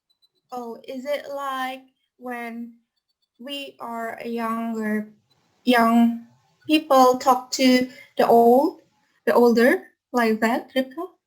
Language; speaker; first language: English; non-native, fluent; Indonesian